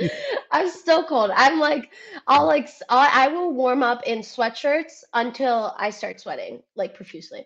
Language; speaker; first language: English; early bilingual, other home language; Spanish